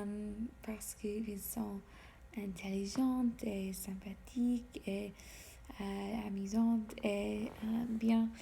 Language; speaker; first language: French; non-native, learner; English